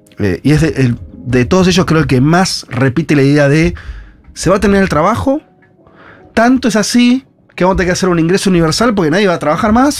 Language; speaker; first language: Spanish; native; Spanish